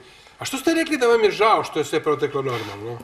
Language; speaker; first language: Croatian; native; Croatian